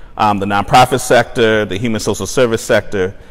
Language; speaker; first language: English; native; English